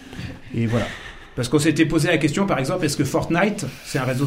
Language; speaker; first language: French; native; French